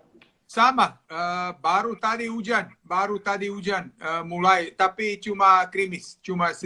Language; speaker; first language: Indonesian; non-native, fluent; Serbian